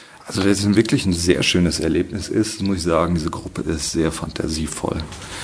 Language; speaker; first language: German; native; German